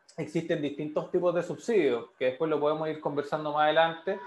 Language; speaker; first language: Spanish; native; Spanish